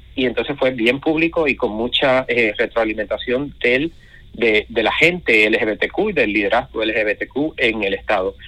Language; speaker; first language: Spanish; native; Spanish